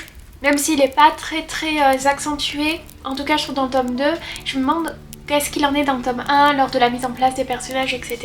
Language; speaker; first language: French; native; French